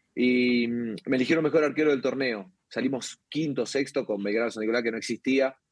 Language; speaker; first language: Spanish; native; Spanish